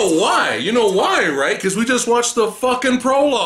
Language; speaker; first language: English; native; English